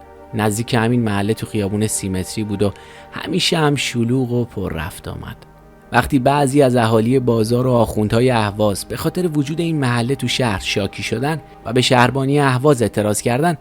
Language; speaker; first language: Persian; native; Persian